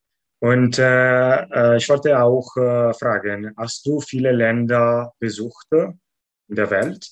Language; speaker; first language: German; non-native, fluent; Italian